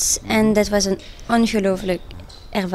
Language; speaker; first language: Dutch; non-native, local second language; French